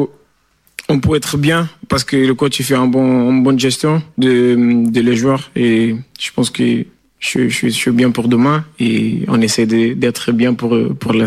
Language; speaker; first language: French; non-native, fluent; Portuguese